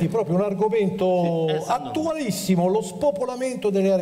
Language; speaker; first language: Italian; native; Italian